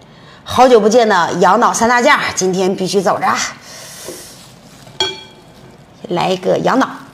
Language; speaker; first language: Chinese; native; Chinese